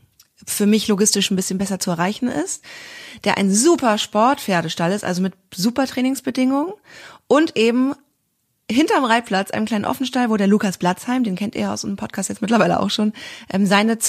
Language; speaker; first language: German; native; German